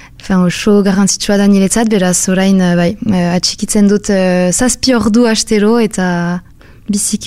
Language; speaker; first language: Basque; non-native, local second language; French